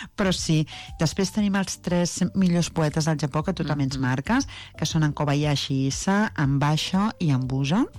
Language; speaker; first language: Catalan; native; Catalan